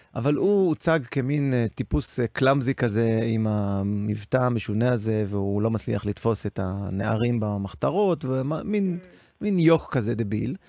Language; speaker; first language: Hebrew; native; Hebrew